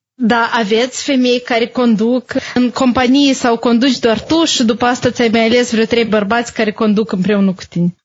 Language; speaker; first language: Romanian; native; Romanian